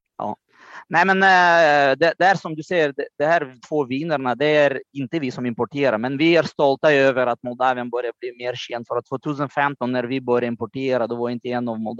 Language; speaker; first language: Swedish; non-native, fluent; Romanian